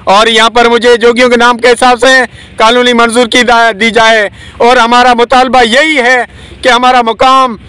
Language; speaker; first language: Urdu; non-native, local second language; Sindhi